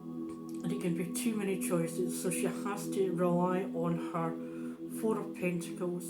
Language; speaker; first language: English; native; English